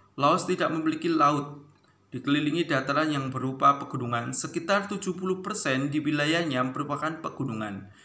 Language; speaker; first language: Indonesian; native; Indonesian